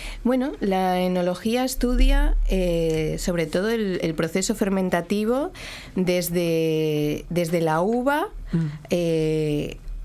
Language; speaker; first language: Spanish; native; Spanish